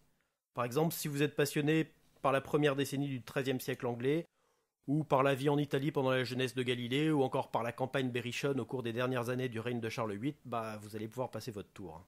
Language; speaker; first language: French; native; French